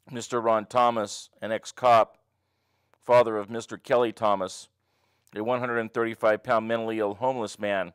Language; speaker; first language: English; native; English